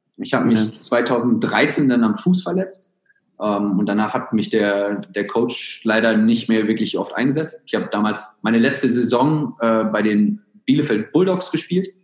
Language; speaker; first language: German; native; German